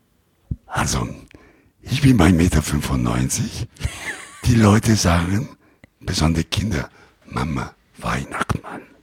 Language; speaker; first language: German; non-native, learner; Italian